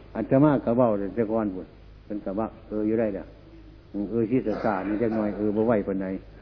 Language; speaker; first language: Thai; native; Thai